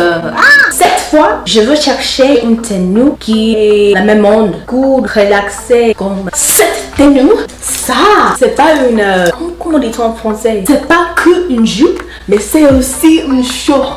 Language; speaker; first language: French; non-native, learner; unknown